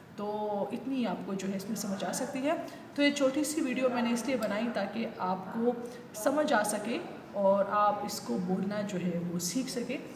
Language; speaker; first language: Urdu; non-native, local second language; Pashto